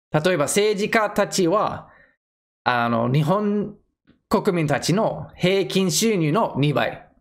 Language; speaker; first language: Japanese; non-native, fluent; English